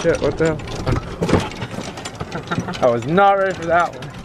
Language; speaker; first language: English; native; English